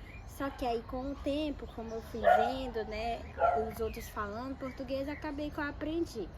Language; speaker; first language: Portuguese; early bilingual, other home language; Spanish